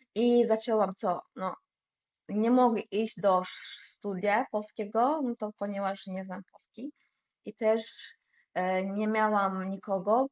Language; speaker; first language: Polish; non-native, fluent; Uzbek